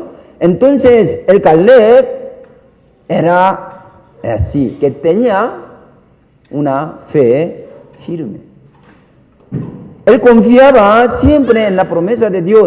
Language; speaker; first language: Spanish; non-native, learner; Korean